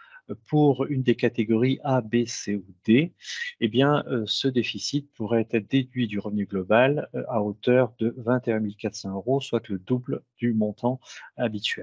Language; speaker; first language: French; native; French